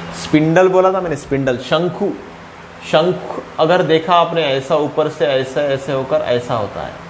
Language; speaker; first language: Hindi; non-native, local second language; Marathi